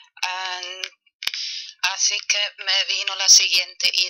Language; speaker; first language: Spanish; non-native, fluent; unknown